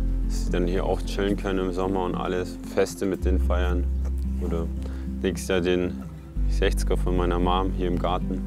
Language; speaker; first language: German; early bilingual, other home language; Polish